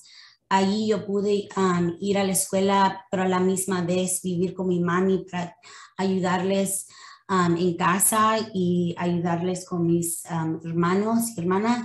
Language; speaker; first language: Spanish; early bilingual, other home language; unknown